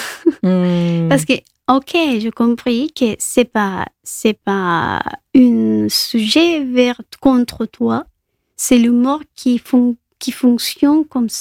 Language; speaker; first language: French; non-native, fluent; Spanish